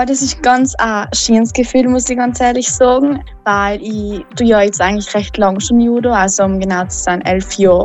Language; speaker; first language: German; native; German